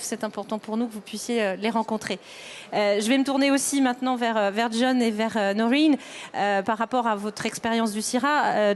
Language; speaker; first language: French; native; French